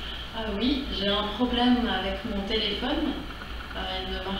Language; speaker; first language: French; non-native, learner; Korean